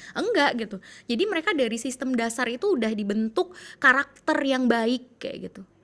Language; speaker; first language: Indonesian; native; Indonesian